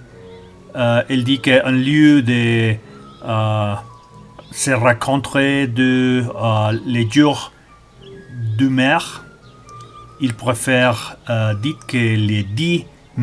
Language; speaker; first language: French; non-native, learner; Spanish